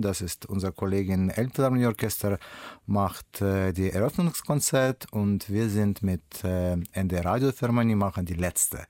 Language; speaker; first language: German; non-native, learner; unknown